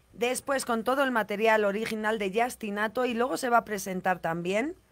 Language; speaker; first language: Spanish; native; Spanish